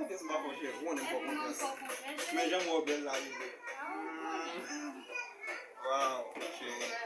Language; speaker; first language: French; non-native, learner; Haitian Creole